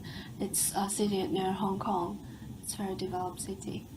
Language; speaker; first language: English; non-native, fluent; Chinese